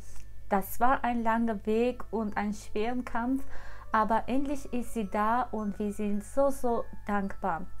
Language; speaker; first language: German; non-native, fluent; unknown